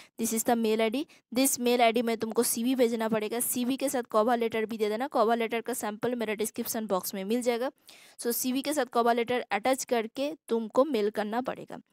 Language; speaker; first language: Hindi; non-native, local second language; Assamese